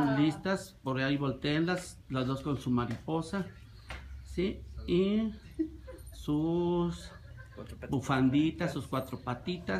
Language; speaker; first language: Spanish; native; Spanish